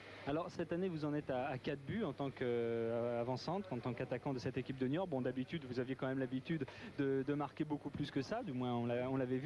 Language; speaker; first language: French; native; French